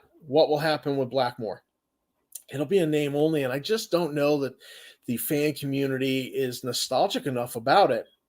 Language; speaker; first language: English; native; English